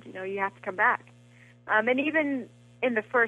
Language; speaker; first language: English; native; English